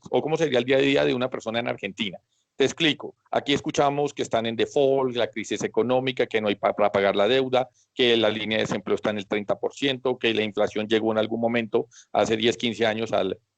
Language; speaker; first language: Spanish; native; Spanish